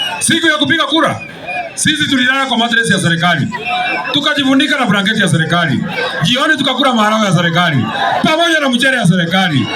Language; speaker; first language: Swahili; non-native, local second language; Kikuyu